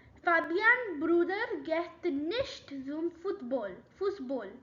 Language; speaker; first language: German; non-native, learner; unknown